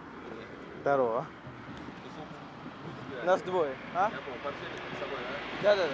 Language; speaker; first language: Russian; non-native, fluent; French